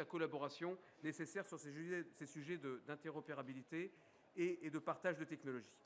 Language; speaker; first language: French; native; French